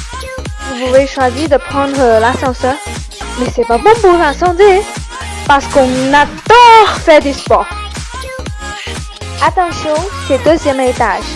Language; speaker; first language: French; non-native, learner; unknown